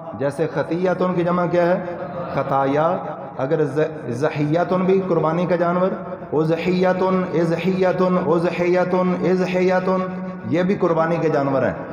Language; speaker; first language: Urdu; non-native, local second language; Punjabi